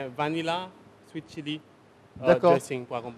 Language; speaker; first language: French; non-native, learner; Seselwa Creole French